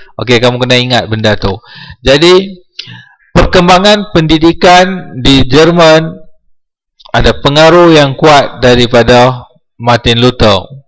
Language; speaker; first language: Malay; native; Malay